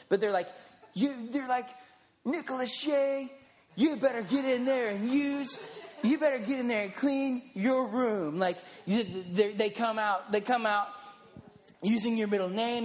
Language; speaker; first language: English; native; English